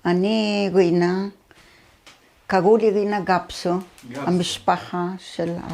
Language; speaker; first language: Hebrew; early bilingual, other home language; Arabic